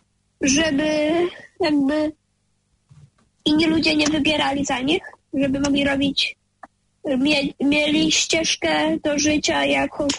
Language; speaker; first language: Polish; early bilingual, heritage; Polish